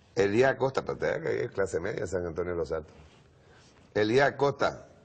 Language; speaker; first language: Spanish; native; Spanish